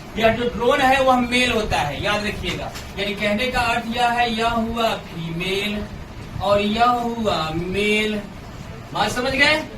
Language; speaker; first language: Hindi; native; Hindi